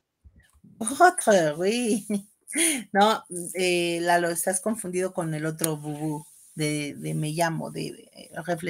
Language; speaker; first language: Spanish; native; Spanish